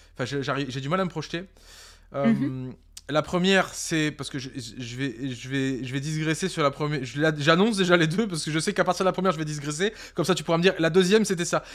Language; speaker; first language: French; native; French